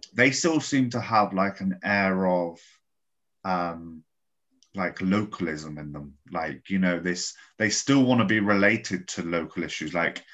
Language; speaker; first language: English; native; English